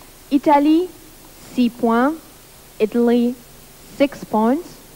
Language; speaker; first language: English; non-native, fluent; Luxembourgish